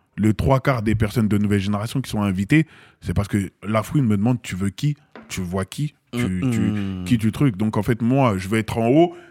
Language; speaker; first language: French; native; French